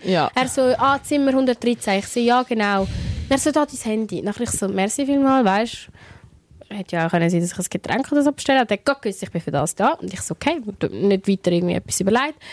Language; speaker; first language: German; native; German